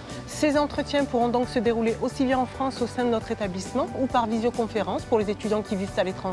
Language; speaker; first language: French; native; French